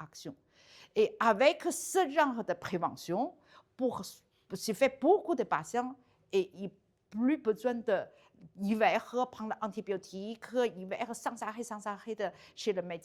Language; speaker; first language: French; non-native, learner; Chinese